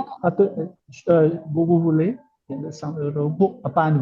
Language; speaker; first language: French; non-native, learner; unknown